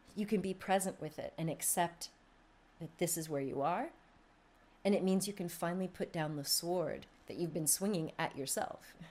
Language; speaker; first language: English; native; English